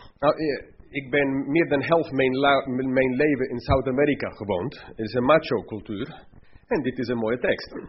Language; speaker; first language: Dutch; non-native, fluent; English